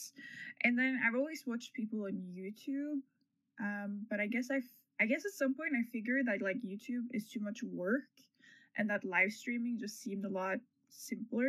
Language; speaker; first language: English; non-native, fluent; Norwegian